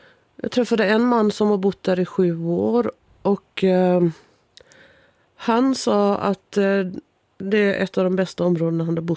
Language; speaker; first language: Swedish; native; Swedish